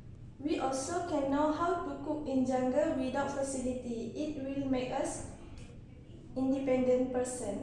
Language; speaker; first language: English; non-native, learner; Malay